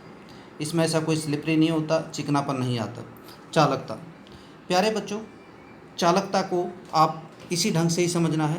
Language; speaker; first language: Hindi; native; Hindi